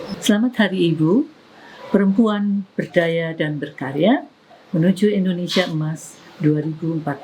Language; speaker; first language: Indonesian; non-native, local second language; Javanese